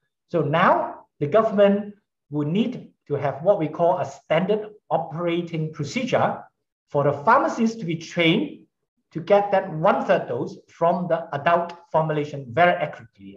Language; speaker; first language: English; non-native, local second language; Cantonese